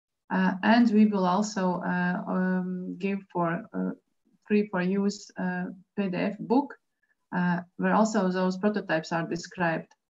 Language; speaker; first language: English; non-native, fluent; Latvian